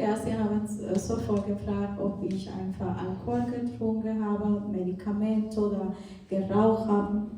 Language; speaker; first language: German; non-native, fluent; Portuguese